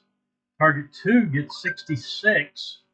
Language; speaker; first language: English; native; English